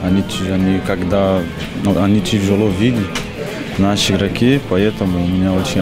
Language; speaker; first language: Russian; non-native, learner; Portuguese